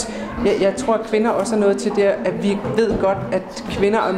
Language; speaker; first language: Danish; native; Danish